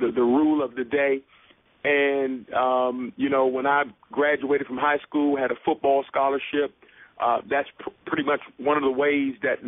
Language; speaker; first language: English; native; English